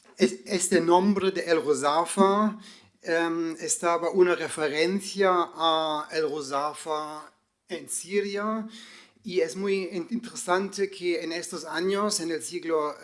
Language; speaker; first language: Spanish; non-native, fluent; German